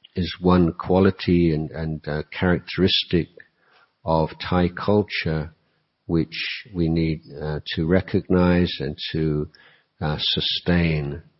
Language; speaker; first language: English; native; English